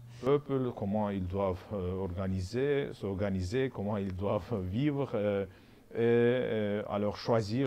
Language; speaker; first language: French; non-native, learner; Azerbaijani